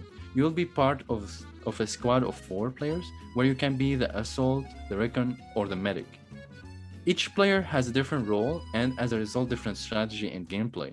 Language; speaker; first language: English; non-native, fluent; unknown